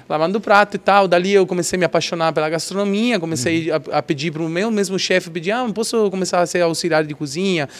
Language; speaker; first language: Portuguese; non-native, fluent; Italian